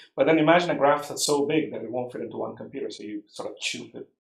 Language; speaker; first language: English; non-native, local second language; Tamil